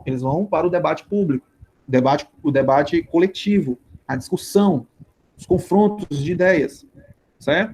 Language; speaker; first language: Portuguese; native; Portuguese